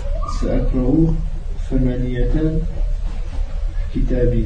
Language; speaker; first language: Arabic; non-native, learner; French